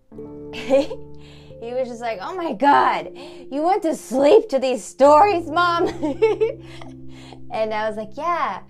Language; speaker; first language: English; early bilingual, other home language; German